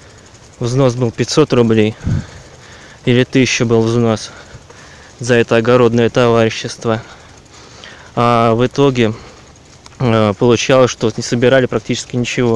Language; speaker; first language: Russian; native; Russian